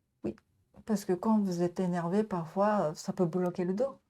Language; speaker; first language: French; non-native, learner; Japanese